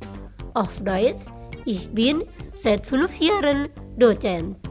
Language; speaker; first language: German; non-native, fluent; Indonesian